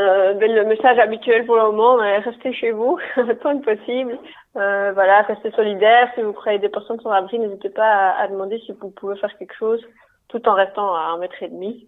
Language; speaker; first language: French; native; French